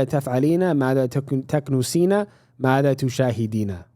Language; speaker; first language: Arabic; non-native, fluent; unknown